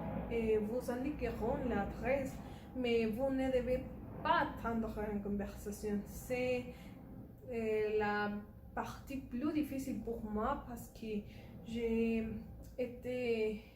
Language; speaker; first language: French; non-native, learner; Spanish